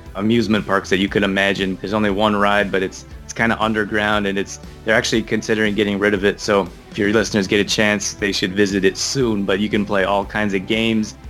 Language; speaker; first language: English; native; English